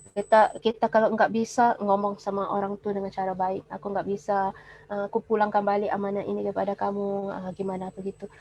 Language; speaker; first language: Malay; native; Malay